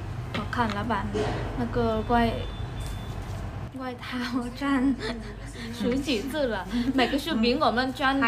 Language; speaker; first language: Chinese; non-native, learner; Vietnamese